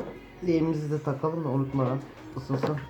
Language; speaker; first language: Turkish; native; Turkish